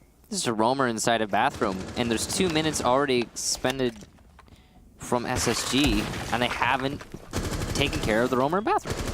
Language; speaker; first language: English; native; English